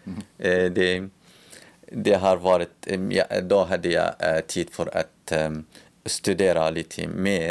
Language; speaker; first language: Swedish; non-native, learner; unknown